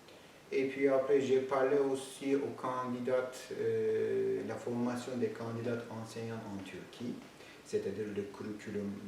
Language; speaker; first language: French; non-native, fluent; Turkish